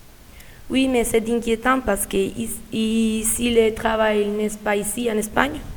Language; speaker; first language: French; non-native, learner; Spanish